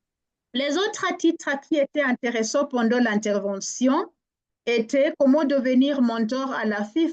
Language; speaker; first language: French; non-native, fluent; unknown